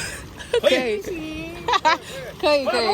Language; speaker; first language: Chinese; non-native, learner; English